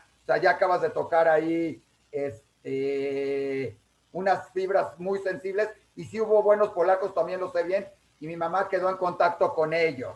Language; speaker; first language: Spanish; native; Spanish